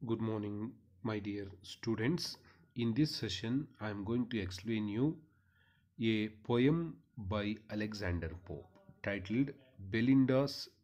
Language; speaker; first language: English; non-native, local second language; Kannada